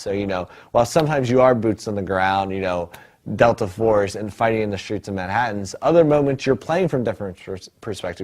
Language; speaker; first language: English; native; English